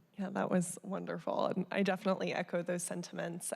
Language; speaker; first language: English; native; English